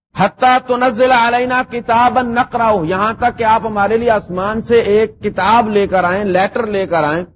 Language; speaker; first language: Urdu; non-native, local second language; Punjabi